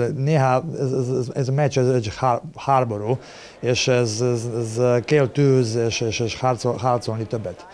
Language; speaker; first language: Hungarian; non-native, learner; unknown